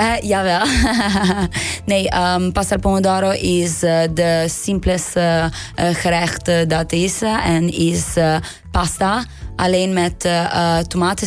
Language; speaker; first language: Dutch; non-native, learner; Italian